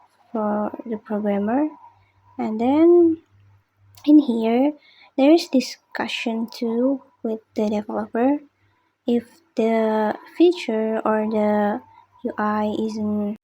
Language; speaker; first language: English; non-native, learner; Indonesian